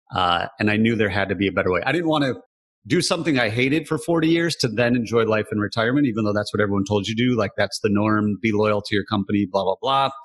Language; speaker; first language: English; native; English